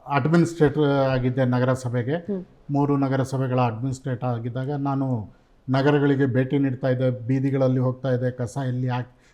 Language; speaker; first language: Kannada; non-native, local second language; Urdu